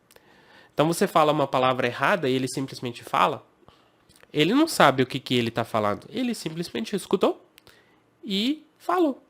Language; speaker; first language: Portuguese; non-native, fluent; English